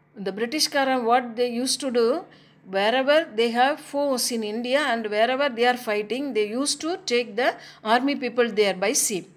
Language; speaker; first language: English; non-native, local second language; Tamil